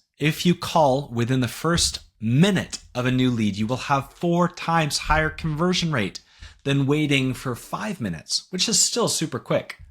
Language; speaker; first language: English; native; English